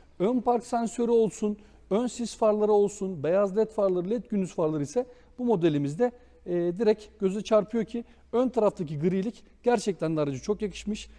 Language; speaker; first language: Turkish; native; Turkish